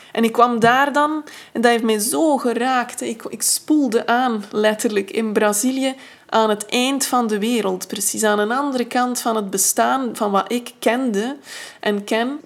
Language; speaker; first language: Dutch; native; Dutch